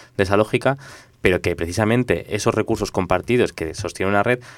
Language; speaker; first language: Spanish; non-native, local second language; Catalan